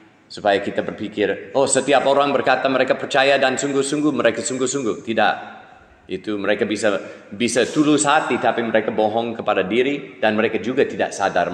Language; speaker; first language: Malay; non-native, fluent; English